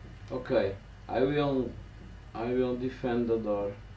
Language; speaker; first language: English; non-native, fluent; Portuguese